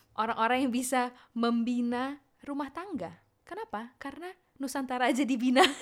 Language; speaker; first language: Indonesian; native; Indonesian